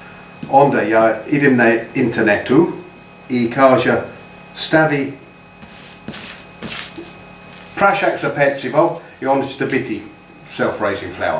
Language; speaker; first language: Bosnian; non-native, learner; English